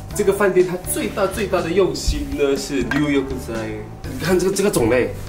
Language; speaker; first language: Chinese; native; Chinese